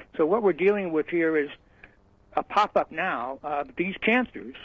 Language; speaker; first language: English; early bilingual, other home language; Norwegian